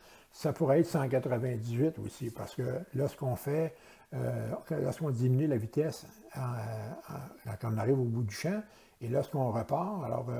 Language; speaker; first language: French; native; French